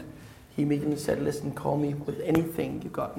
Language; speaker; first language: English; non-native, fluent; Danish